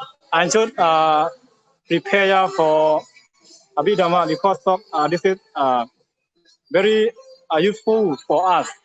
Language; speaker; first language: English; non-native, learner; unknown